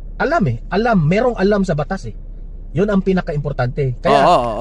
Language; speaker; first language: Filipino; native; Filipino